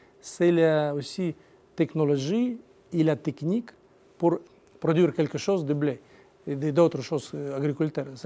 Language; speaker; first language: French; non-native, learner; Russian